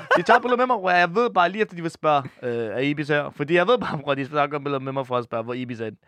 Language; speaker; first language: Danish; early bilingual, other home language; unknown